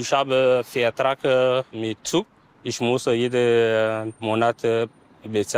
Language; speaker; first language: German; non-native, learner; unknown